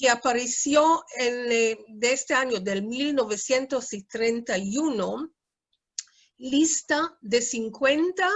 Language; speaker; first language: Spanish; non-native, fluent; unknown